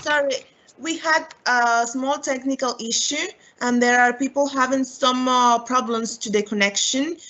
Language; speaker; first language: English; non-native, fluent; Romanian